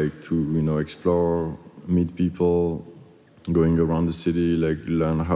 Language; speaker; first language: English; non-native, fluent; French